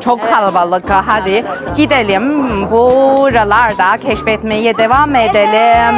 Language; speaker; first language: Turkish; non-native, learner; Chinese